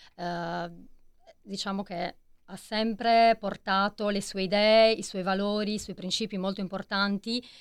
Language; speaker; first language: Italian; native; Italian